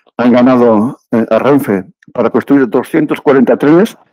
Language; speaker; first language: Spanish; native; Spanish